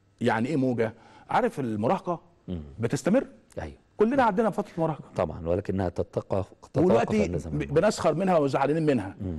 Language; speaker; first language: Arabic; native; Arabic